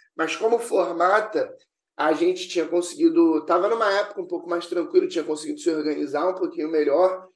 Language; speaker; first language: Portuguese; native; Portuguese